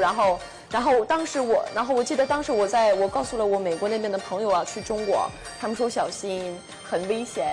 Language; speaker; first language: Chinese; non-native, fluent; English